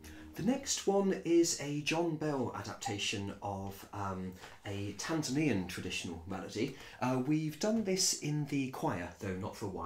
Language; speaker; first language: English; native; English